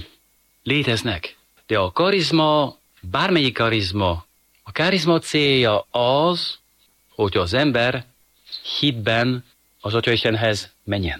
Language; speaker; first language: Hungarian; non-native, fluent; French